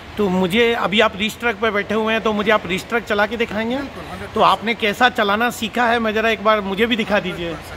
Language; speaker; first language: Hindi; native; Hindi